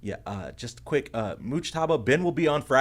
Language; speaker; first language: English; native; English